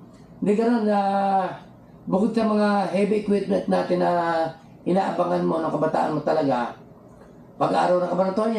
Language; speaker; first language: Filipino; native; Filipino